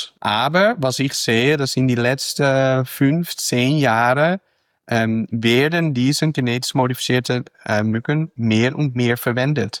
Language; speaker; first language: German; non-native, fluent; Dutch